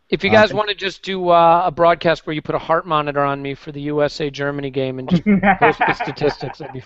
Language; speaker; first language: English; native; English